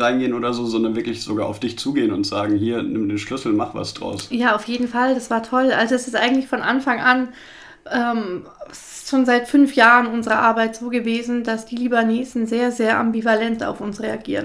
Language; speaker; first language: German; native; German